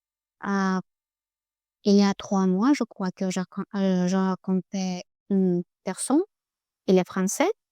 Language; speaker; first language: French; non-native, learner; Russian